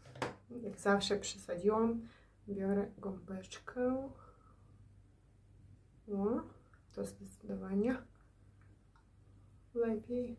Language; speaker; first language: Polish; non-native, learner; Ukrainian